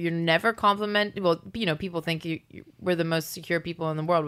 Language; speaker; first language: English; native; English